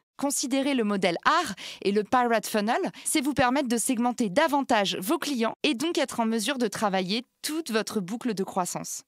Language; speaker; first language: French; native; French